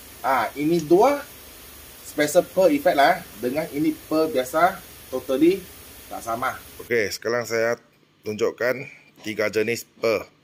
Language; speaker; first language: Malay; non-native, local second language; Min Nan Chinese